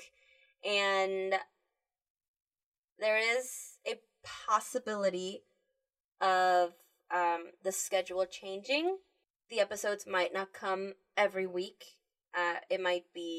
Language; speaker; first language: English; early bilingual, other home language; Spanish